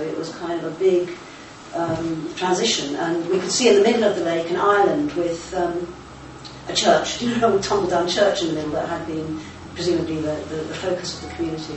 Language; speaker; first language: English; native; English